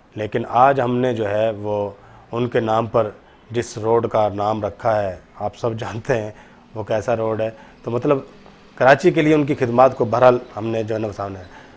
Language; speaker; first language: Urdu; non-native, local second language; Baluchi